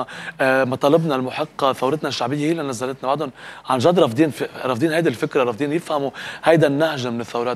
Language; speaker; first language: Arabic; native; Arabic